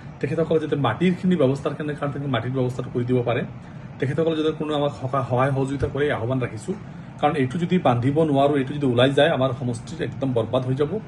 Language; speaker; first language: Assamese; non-native, local second language; Bangla